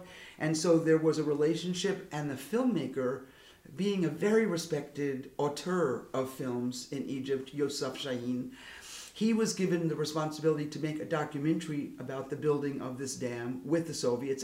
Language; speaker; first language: English; native; English